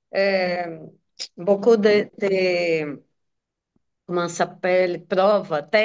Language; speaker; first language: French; non-native, learner; Portuguese